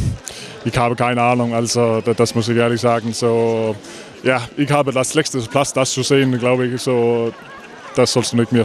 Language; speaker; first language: German; non-native, fluent; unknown